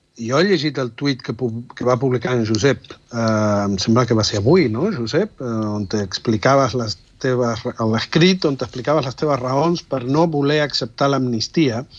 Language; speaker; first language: Catalan; non-native, fluent; Spanish